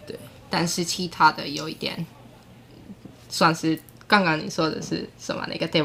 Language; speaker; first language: Chinese; non-native, learner; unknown